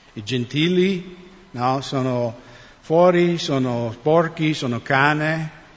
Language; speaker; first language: Italian; non-native, fluent; English